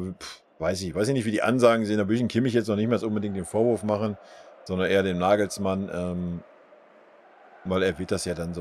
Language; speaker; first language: German; native; German